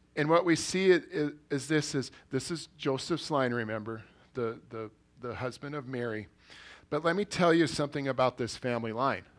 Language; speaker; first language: English; early bilingual, other home language; Norwegian